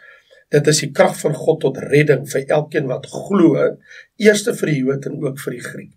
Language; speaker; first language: Afrikaans; native; Afrikaans